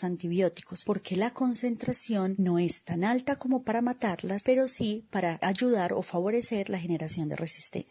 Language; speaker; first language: Spanish; native; Spanish